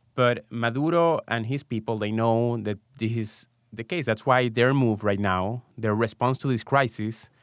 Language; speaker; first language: English; non-native, fluent; Spanish